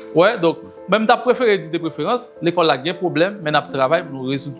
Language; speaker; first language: Haitian Creole; native; Haitian Creole